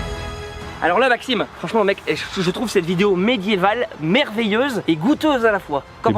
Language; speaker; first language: French; native; French